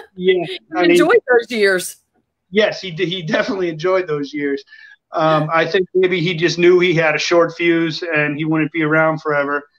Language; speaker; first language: English; native; English